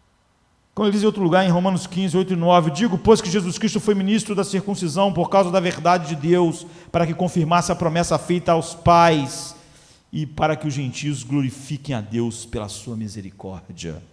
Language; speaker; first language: Portuguese; native; Portuguese